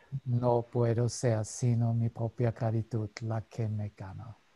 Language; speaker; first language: Spanish; non-native, fluent; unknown